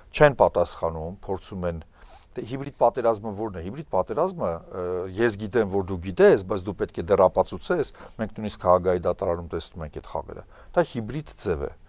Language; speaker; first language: Armenian; native; Armenian